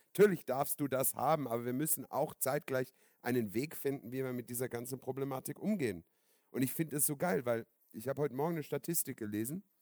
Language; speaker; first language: German; native; German